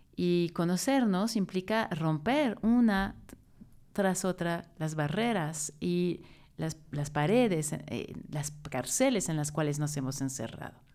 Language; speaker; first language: Spanish; non-native, fluent; French